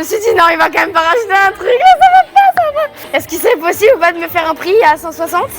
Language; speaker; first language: French; native; French